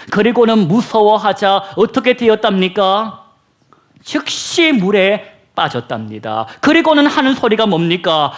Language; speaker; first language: Korean; native; Korean